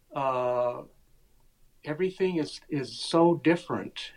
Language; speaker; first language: English; native; English